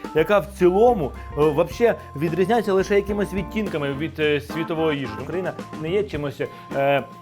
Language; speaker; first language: Ukrainian; native; Ukrainian